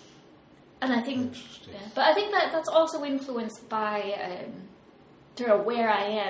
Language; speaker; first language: English; native; English